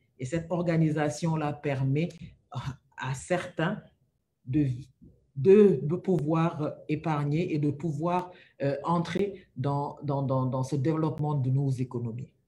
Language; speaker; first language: French; non-native, local second language; Wolof